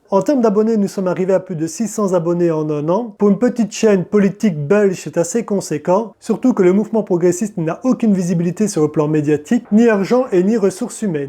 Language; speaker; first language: French; native; French